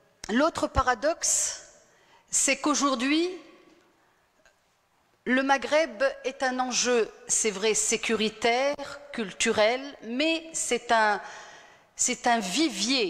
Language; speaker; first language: French; non-native, local second language; Arabic